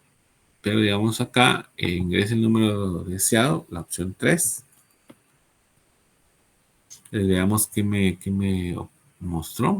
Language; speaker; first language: Spanish; native; Spanish